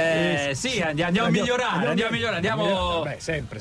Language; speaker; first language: Italian; native; Italian